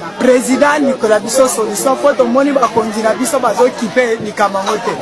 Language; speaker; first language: Lingala; native; Lingala